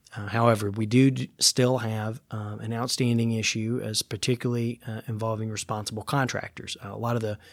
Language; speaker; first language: English; native; English